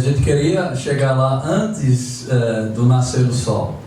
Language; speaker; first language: Portuguese; non-native, fluent; English